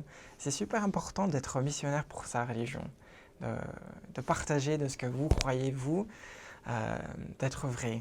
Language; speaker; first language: French; non-native, fluent; English